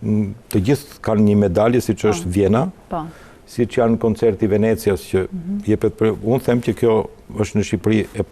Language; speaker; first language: Albanian; native; Albanian